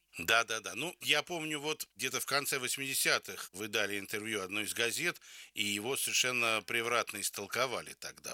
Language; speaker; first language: Russian; native; Russian